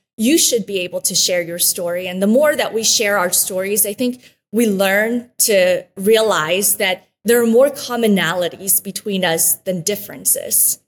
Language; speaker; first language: English; early bilingual, other home language; Spanish